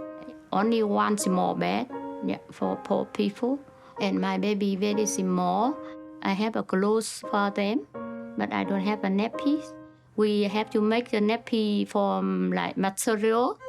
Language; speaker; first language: English; non-native, learner; Vietnamese